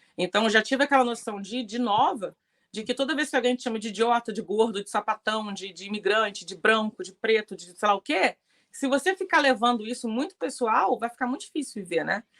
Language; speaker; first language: Portuguese; native; Portuguese